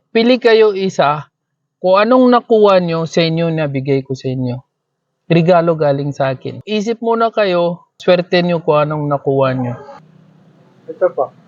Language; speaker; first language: Filipino; non-native, learner; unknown